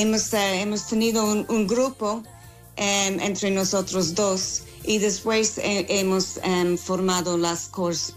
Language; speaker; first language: Spanish; non-native, fluent; English